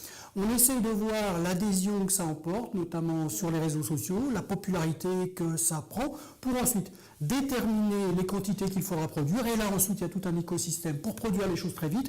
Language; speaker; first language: French; native; French